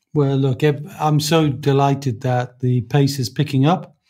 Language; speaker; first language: English; native; English